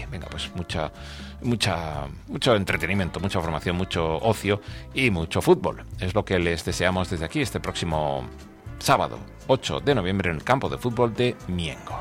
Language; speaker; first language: Spanish; native; Spanish